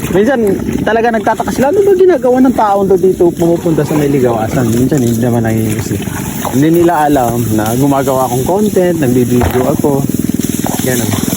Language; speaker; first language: Filipino; non-native, local second language; Maguindanaon